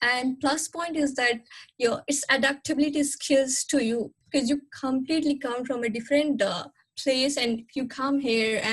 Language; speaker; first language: English; non-native, local second language; Nepali